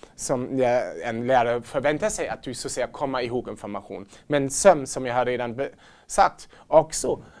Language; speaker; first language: Swedish; non-native, learner; German